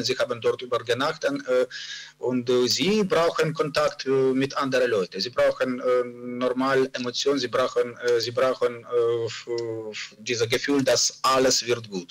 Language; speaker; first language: German; non-native, learner; Ukrainian